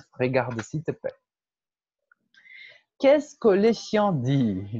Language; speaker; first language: French; non-native, fluent; Portuguese